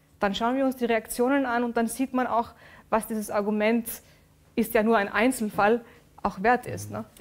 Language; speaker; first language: German; early bilingual, other home language; Urdu